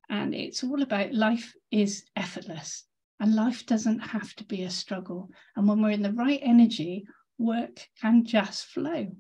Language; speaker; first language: English; native; English